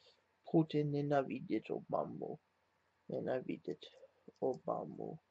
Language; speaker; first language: Polish; non-native, learner; English